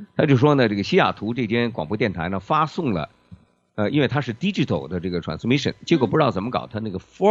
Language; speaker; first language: Chinese; native; Chinese